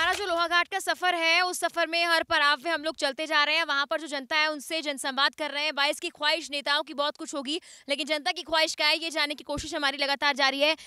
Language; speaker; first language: Hindi; native; Hindi